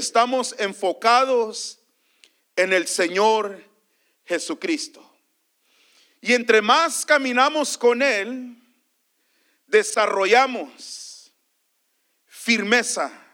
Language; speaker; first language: Spanish; early bilingual, heritage; Spanish